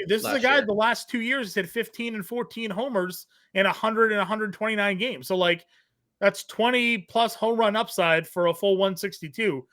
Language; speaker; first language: English; native; English